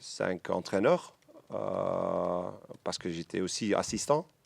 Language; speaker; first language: French; non-native, local second language; Dutch